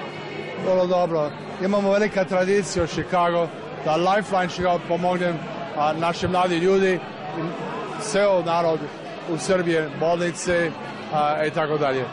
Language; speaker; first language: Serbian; early bilingual, heritage; English